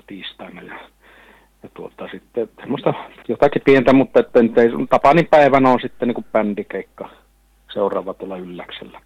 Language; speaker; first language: Finnish; native; Finnish